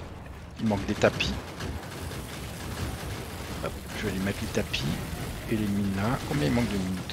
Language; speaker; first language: French; native; French